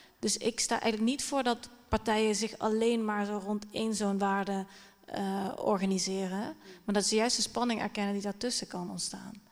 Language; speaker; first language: Dutch; native; Dutch